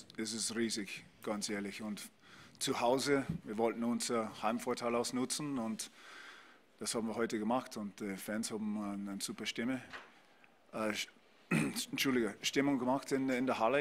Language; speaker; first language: German; non-native, fluent; English